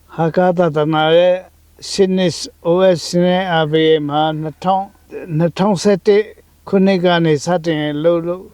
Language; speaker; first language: Burmese; non-native, local second language; Hakha Chin